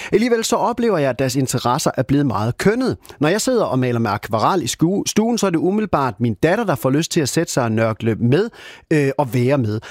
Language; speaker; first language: Danish; native; Danish